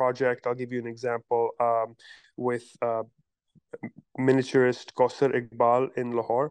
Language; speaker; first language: English; non-native, local second language; Pashto